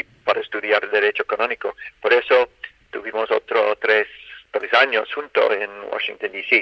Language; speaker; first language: Spanish; non-native, fluent; English